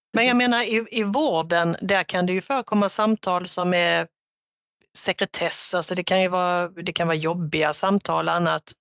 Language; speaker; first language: Swedish; native; Swedish